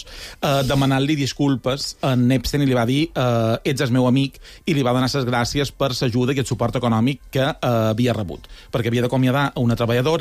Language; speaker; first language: Catalan; native; Catalan